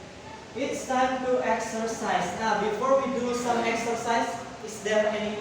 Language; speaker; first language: English; non-native, learner; Indonesian